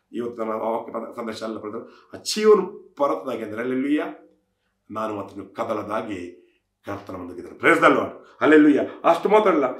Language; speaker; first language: Kannada; non-native, local second language; Tulu